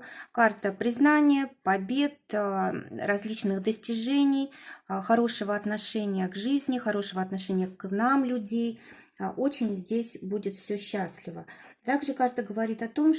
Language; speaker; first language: Russian; native; Russian